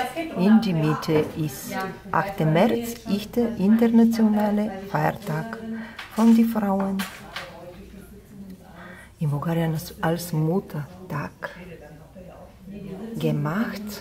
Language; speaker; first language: German; non-native, learner; Bulgarian